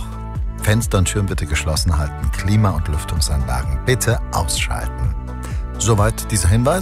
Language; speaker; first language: German; native; German